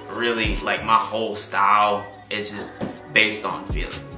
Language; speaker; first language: English; native; English